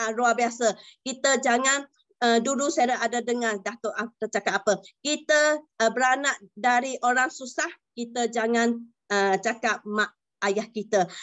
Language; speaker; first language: Malay; non-native, local second language; Chinese